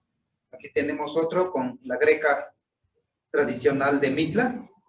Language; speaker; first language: Spanish; non-native, local second language; Zapotec